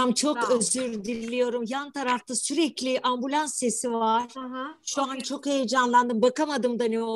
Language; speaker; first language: Turkish; native; Turkish